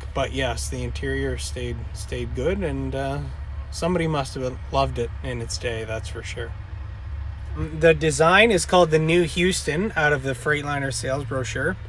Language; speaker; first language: English; native; English